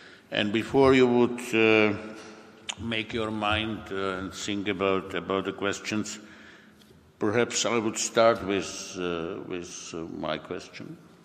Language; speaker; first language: English; non-native, fluent; Czech